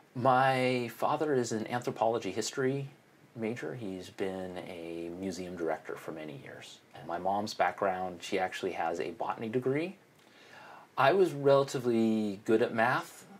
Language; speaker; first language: English; native; English